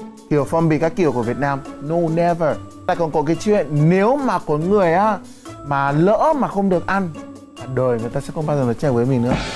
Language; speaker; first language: Vietnamese; non-native, fluent; Yoruba